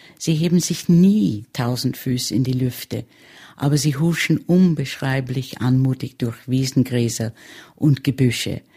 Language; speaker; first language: German; early bilingual, heritage; German